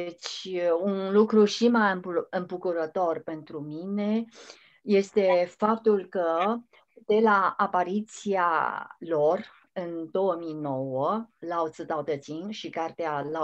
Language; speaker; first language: Romanian; non-native, fluent; Chinese